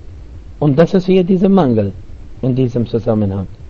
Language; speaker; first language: German; non-native, learner; Arabic